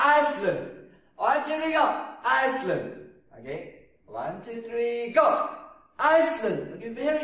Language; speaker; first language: English; non-native, learner; Vietnamese